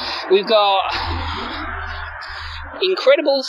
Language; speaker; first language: English; native; English